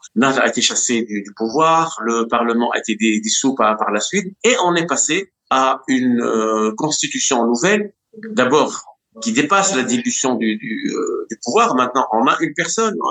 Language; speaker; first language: French; non-native, local second language; Arabic